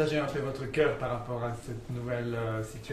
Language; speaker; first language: French; native; French